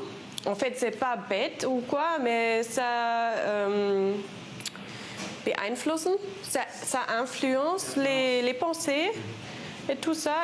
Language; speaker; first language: French; non-native, fluent; German